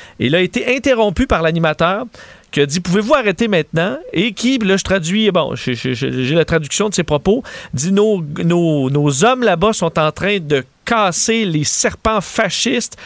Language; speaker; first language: French; native; French